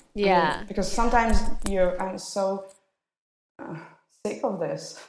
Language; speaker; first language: English; non-native, fluent; Russian